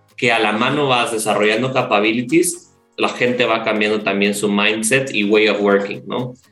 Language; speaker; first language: Spanish; native; Spanish